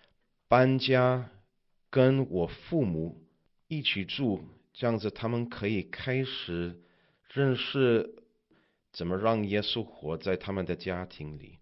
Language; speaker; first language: Chinese; non-native, learner; English